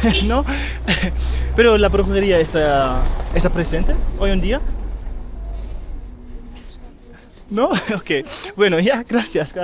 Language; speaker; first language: Spanish; non-native, fluent; German